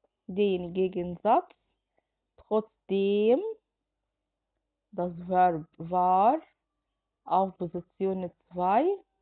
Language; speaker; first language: German; non-native, fluent; Arabic